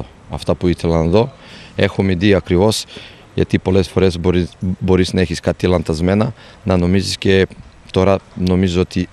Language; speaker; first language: Greek; non-native, fluent; Serbian